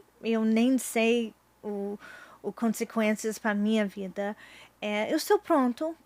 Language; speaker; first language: Portuguese; non-native, fluent; English